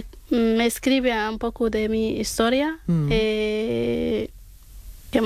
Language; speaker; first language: Spanish; non-native, learner; Arabic